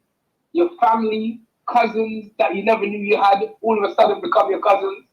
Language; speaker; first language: English; native; English